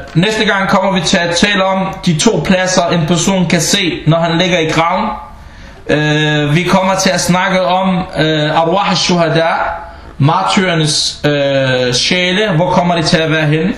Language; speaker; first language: Danish; early bilingual, other home language; Arabic